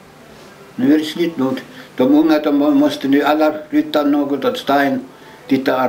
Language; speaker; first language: Swedish; early bilingual, heritage; Swedish